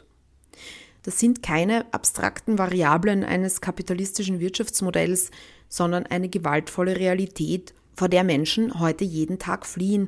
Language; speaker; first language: German; native; German